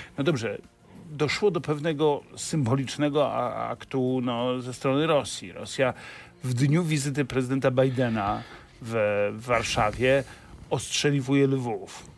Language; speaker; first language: Polish; native; Polish